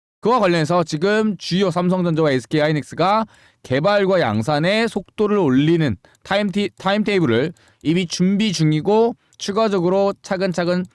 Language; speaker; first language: Korean; native; Korean